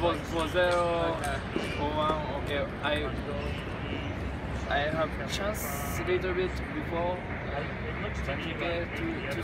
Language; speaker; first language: English; non-native, learner; Japanese